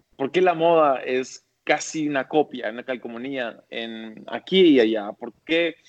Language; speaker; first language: Spanish; early bilingual, other home language; English